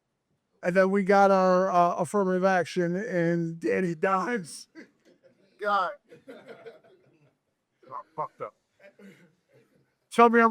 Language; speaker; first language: English; native; English